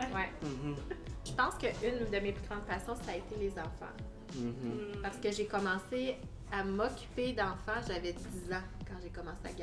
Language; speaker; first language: French; native; French